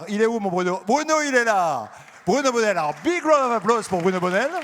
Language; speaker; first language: French; native; French